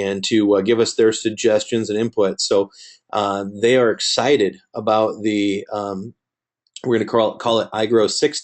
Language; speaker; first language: English; native; English